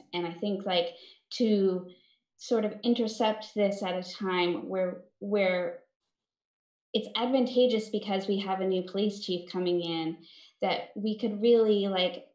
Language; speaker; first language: English; native; English